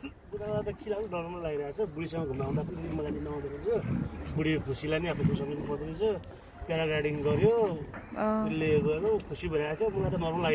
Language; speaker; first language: Nepali; native; Nepali